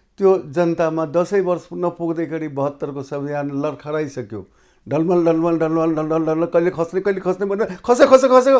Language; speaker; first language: Nepali; non-native, local second language; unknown